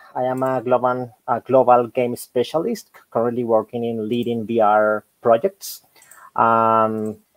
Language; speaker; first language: English; non-native, fluent; Spanish